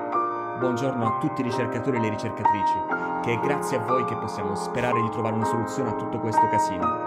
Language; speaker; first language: Italian; native; Italian